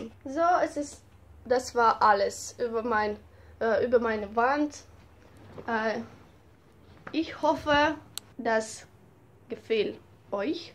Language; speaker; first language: German; non-native, learner; Russian